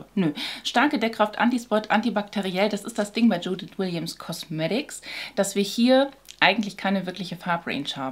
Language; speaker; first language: German; native; German